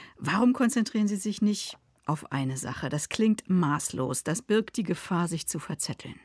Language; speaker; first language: German; native; German